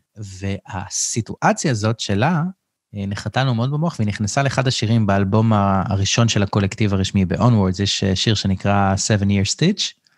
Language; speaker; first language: Hebrew; native; Hebrew